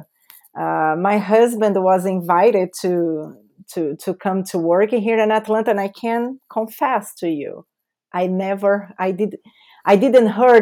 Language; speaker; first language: English; non-native, fluent; Portuguese